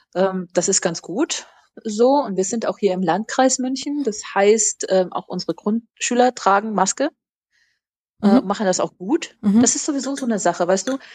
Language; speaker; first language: German; native; German